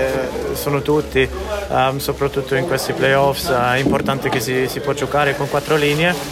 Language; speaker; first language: Italian; non-native, local second language; Swiss German